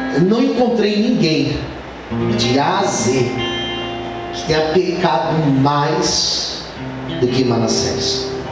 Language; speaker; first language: Portuguese; native; Portuguese